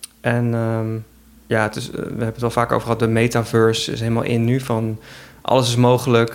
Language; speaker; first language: Dutch; native; Dutch